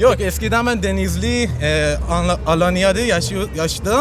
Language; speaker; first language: Turkish; non-native, learner; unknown